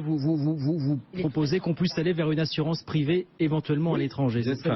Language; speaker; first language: French; native; French